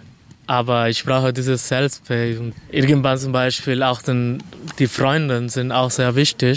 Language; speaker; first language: German; non-native, fluent; Spanish